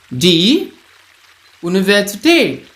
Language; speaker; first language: German; non-native, fluent; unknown